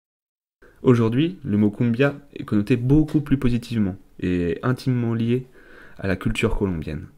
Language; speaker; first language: French; native; French